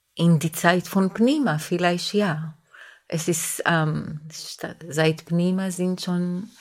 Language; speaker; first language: German; non-native, fluent; Hebrew